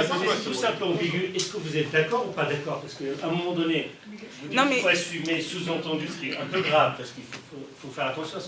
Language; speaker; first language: French; native; French